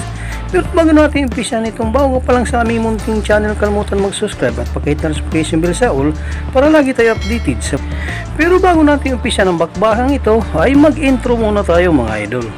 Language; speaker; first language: Filipino; native; Filipino